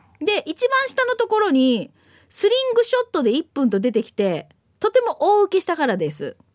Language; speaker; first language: Japanese; native; Japanese